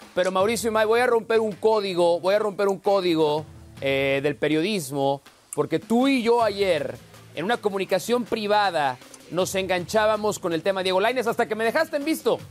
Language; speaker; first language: Spanish; native; Spanish